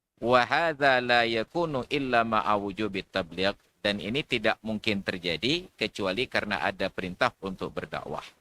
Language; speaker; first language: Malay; non-native, local second language; Achinese